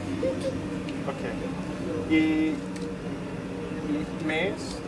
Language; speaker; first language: Spanish; non-native, learner; English